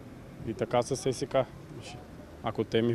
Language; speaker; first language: Bulgarian; non-native, learner; Portuguese